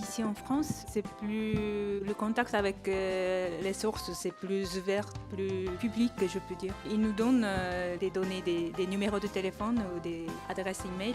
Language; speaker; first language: French; non-native, fluent; Japanese